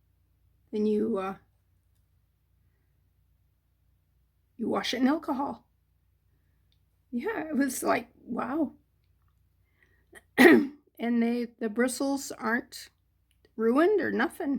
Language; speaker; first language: English; native; English